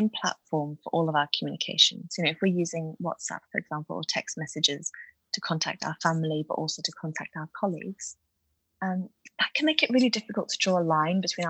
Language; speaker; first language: English; native; English